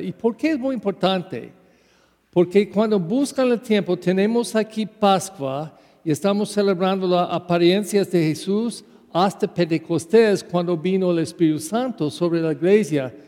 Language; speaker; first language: Spanish; non-native, fluent; English